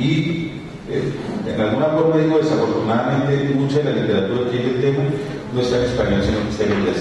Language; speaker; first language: Spanish; native; Spanish